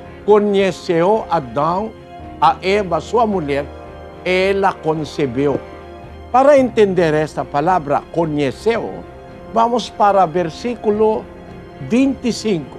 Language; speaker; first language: Portuguese; non-native, learner; Filipino